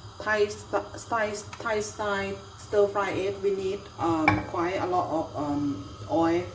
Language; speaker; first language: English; non-native, learner; Thai